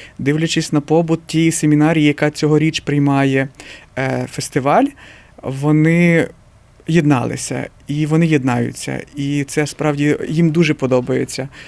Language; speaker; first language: Ukrainian; native; Ukrainian